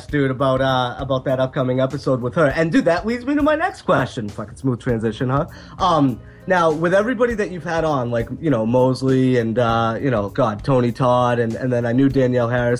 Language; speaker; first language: English; native; English